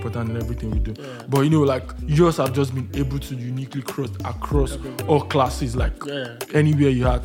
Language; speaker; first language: English; non-native, local second language; Yoruba